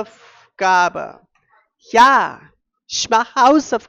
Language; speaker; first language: German; non-native, fluent; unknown